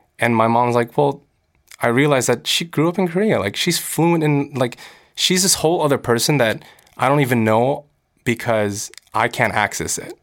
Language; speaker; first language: English; early bilingual, other home language; Korean